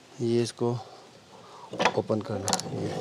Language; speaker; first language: Hindi; non-native, local second language; Balti